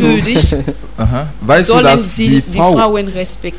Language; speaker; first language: German; non-native, learner; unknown